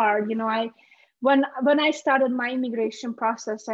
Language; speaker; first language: English; non-native, fluent; Hungarian